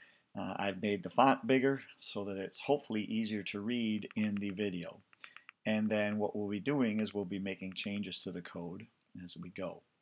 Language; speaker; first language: English; native; English